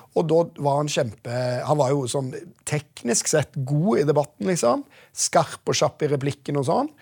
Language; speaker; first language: Norwegian; native; Norwegian